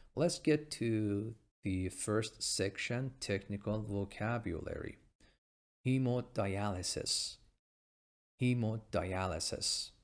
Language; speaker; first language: English; non-native, fluent; Persian